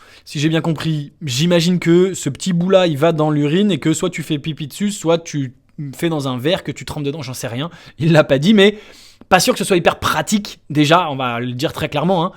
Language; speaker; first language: French; native; French